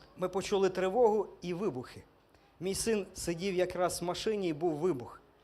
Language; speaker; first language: Ukrainian; non-native, local second language; Russian